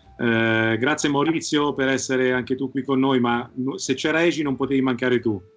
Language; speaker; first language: Italian; native; Italian